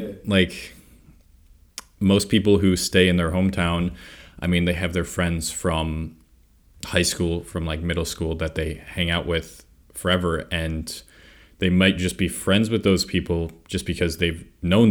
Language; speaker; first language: English; native; English